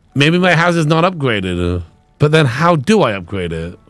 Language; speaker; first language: English; native; English